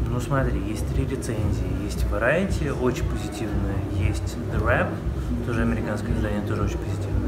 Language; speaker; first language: Russian; native; Russian